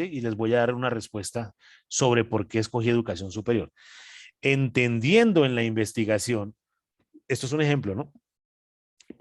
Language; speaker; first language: Spanish; native; Spanish